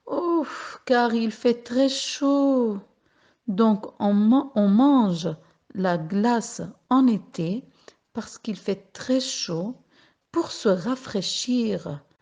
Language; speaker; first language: French; non-native, local second language; Arabic